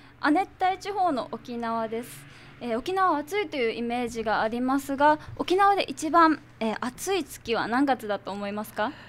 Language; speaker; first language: Japanese; native; Japanese